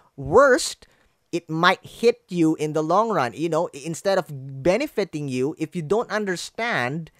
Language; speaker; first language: English; non-native, local second language; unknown